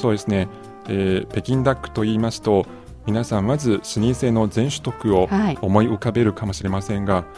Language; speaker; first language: Japanese; non-native, fluent; Chinese